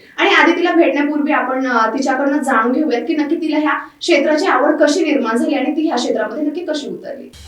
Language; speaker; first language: Marathi; native; Marathi